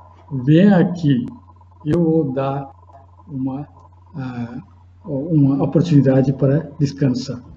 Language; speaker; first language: Portuguese; non-native, fluent; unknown